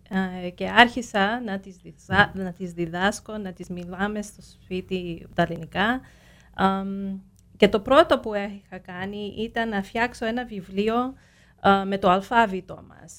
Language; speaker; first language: Greek; early bilingual, heritage; Greek